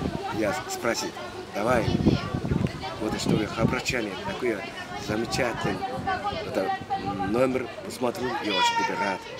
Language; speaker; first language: Russian; non-native, learner; Mongolian